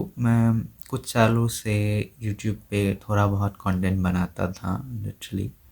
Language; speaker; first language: Hindi; non-native, local second language; Assamese